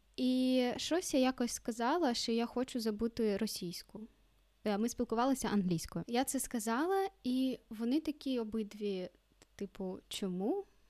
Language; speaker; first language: Ukrainian; non-native, local second language; Russian